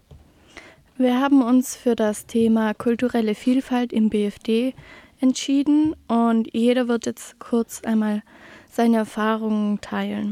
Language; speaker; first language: German; native; German